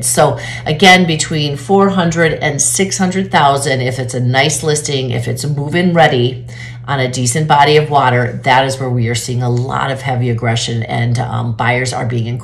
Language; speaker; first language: English; native; English